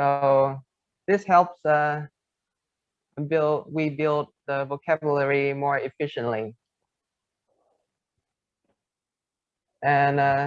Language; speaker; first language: English; non-native, fluent; Vietnamese